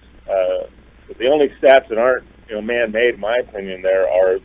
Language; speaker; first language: English; native; English